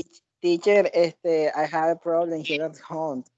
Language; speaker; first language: English; non-native, learner; Spanish